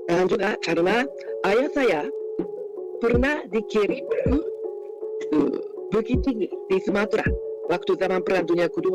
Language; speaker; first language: Indonesian; non-native, fluent; Japanese